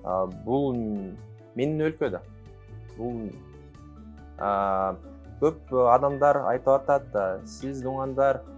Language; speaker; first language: Kyrgyz; non-native, local second language; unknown